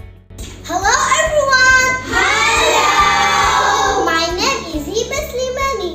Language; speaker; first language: English; non-native, learner; Arabic